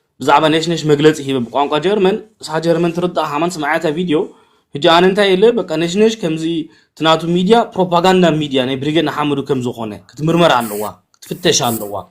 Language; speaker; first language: Tigrinya; early bilingual, heritage; Tigrinya